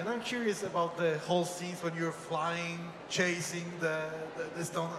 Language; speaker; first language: English; non-native, fluent; Polish